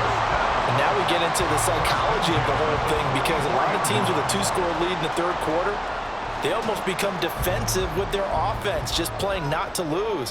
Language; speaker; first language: English; native; English